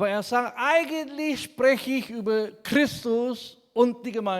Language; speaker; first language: German; non-native, fluent; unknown